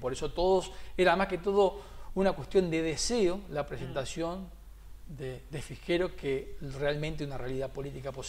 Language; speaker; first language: Spanish; native; Spanish